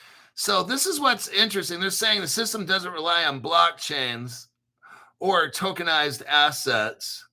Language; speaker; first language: English; native; English